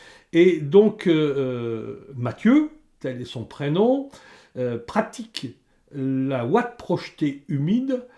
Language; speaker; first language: French; native; French